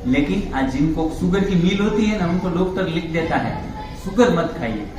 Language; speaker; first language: Hindi; non-native, local second language; Gujarati